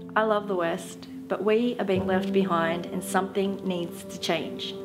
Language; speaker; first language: English; native; English